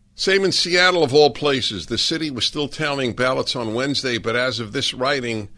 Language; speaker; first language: English; native; English